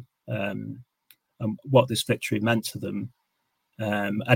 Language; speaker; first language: English; native; English